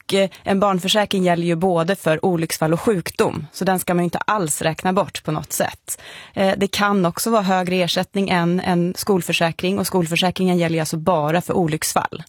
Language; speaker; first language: Swedish; native; Swedish